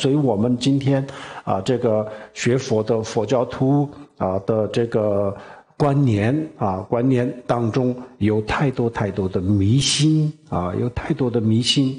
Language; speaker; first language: Chinese; non-native, local second language; Tibetan